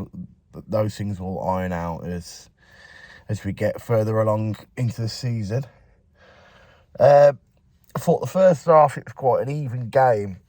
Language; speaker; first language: English; native; English